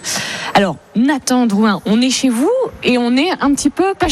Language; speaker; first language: French; native; French